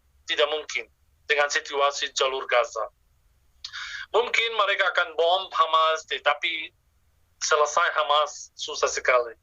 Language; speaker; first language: Indonesian; non-native, fluent; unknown